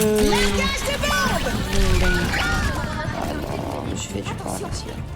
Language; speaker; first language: French; native; French